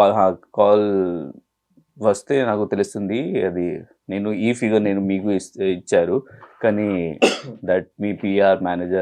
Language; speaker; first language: Telugu; non-native, learner; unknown